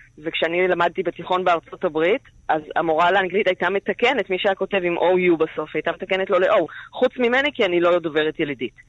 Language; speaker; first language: Hebrew; native; Hebrew